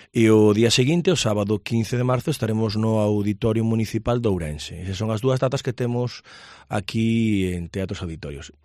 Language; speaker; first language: Galician; native; Galician